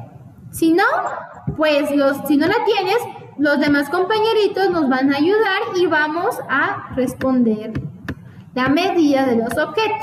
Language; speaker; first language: Spanish; native; Spanish